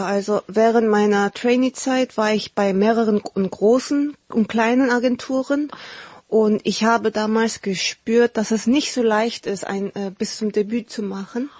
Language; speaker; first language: German; early bilingual, heritage; Korean